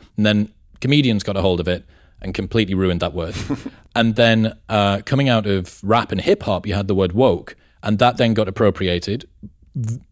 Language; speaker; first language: English; native; English